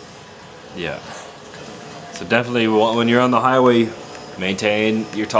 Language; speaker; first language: English; native; English